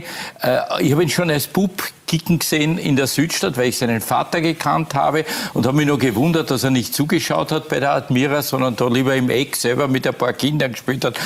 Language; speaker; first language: German; native; German